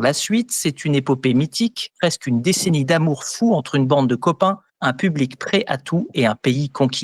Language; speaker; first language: French; native; French